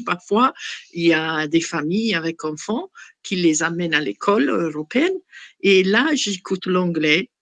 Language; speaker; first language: French; non-native, fluent; Italian